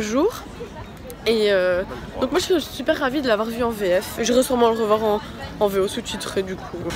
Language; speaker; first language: French; native; French